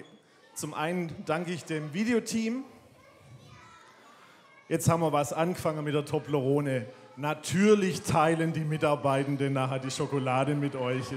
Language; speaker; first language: German; native; German